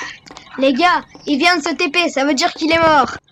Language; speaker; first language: French; native; French